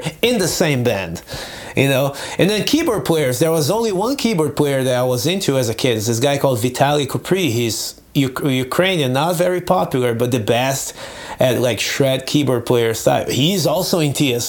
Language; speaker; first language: English; non-native, fluent; Portuguese